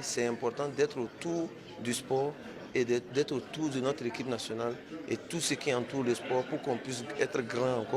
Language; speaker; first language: French; native; French